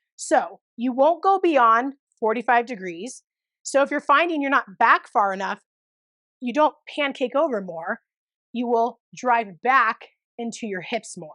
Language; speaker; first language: English; native; English